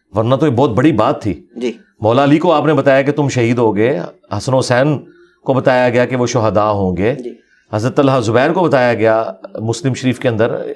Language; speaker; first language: Urdu; non-native, local second language; Punjabi